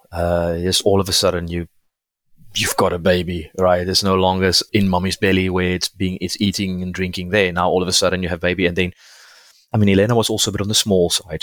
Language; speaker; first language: English; non-native, local second language; Afrikaans